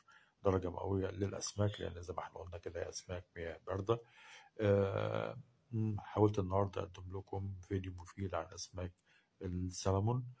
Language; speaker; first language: Arabic; native; Arabic